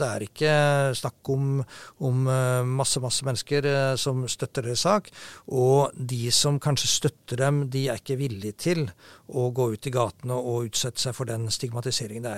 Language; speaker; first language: Norwegian; native; Norwegian